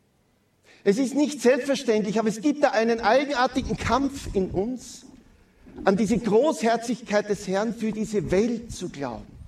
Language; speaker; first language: German; native; German